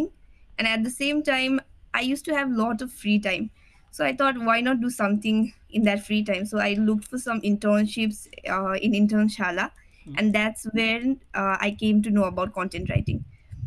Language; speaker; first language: English; non-native, local second language; Nepali